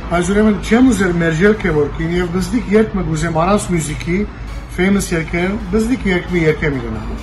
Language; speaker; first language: Armenian; early bilingual, heritage; Armenian